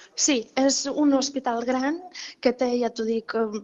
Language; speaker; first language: Catalan; non-native, fluent; Ukrainian